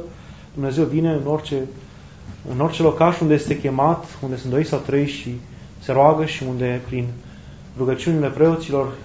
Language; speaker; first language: Romanian; native; Romanian